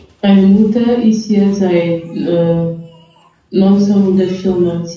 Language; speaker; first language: German; non-native, fluent; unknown